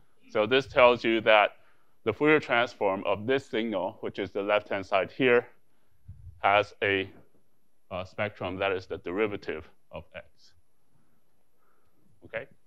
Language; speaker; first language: English; non-native, fluent; Chinese